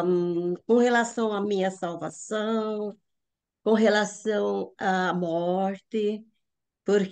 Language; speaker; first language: Portuguese; native; Portuguese